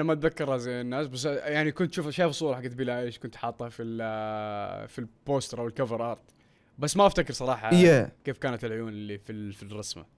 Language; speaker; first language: Arabic; native; Arabic